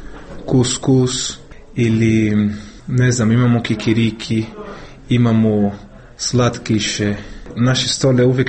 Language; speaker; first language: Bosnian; non-native, learner; Portuguese